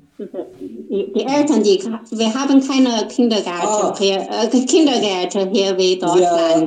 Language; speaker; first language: German; non-native, learner; Chinese